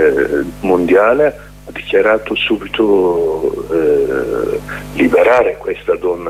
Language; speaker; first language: Italian; non-native, learner; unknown